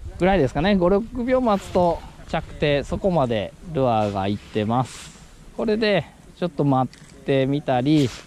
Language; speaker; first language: Japanese; native; Japanese